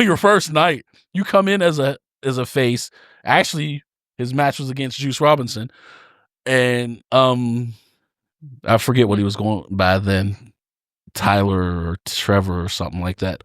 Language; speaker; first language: English; native; English